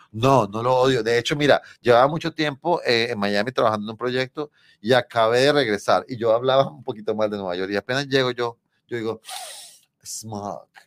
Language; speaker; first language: Spanish; native; Spanish